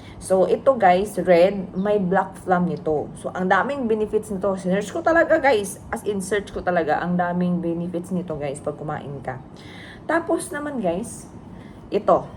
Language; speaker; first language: Filipino; non-native, local second language; Cebuano